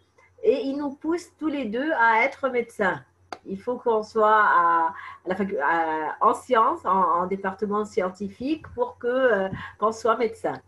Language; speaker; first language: French; non-native, fluent; Arabic